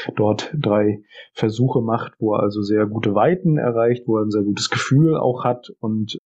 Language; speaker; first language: German; native; German